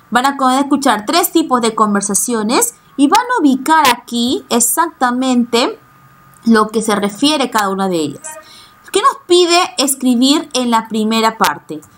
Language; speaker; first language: Spanish; native; Spanish